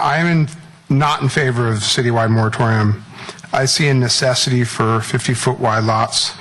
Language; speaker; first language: English; native; English